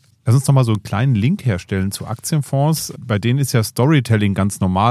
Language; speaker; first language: German; native; German